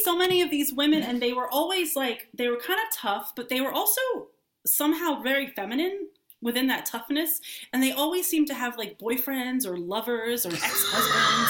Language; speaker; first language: English; native; English